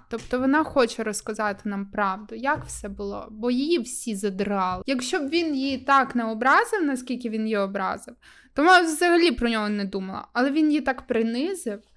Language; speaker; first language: Ukrainian; native; Ukrainian